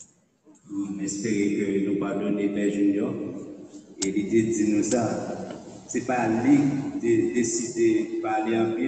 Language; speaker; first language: French; non-native, local second language; Haitian Creole